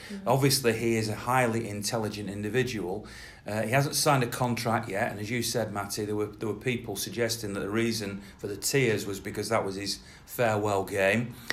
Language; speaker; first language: English; native; English